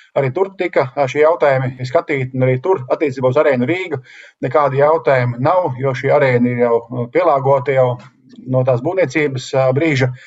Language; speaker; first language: Latvian; native; Latvian